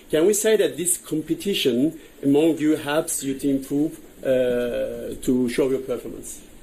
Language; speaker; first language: English; non-native, fluent; Turkish